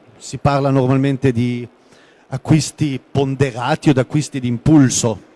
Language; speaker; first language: Italian; non-native, local second language; German